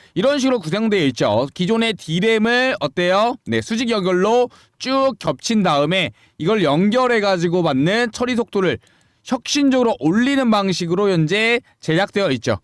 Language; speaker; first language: Korean; native; Korean